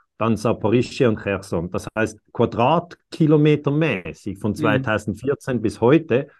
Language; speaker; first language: German; non-native, local second language; Italian